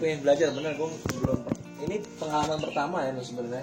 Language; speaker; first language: Indonesian; native; Indonesian